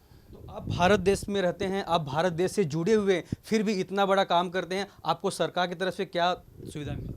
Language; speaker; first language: Hindi; native; Hindi